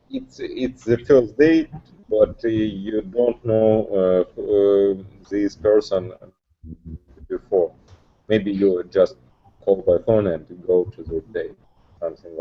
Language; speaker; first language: English; non-native, learner; Russian